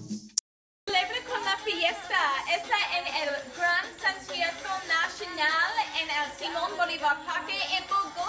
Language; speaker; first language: Spanish; non-native, learner; English